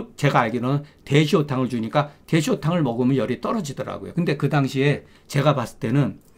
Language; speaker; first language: Korean; native; Korean